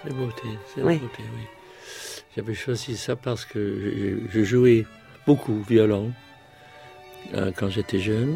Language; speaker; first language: French; non-native, fluent; English